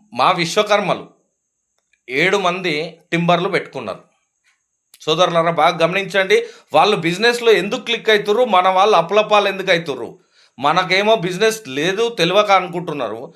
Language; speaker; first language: Telugu; native; Telugu